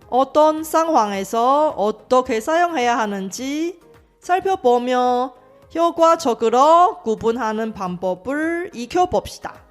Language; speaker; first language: Korean; non-native, fluent; Chinese